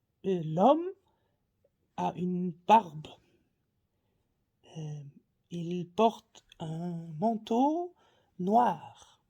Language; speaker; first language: French; non-native, learner; Faroese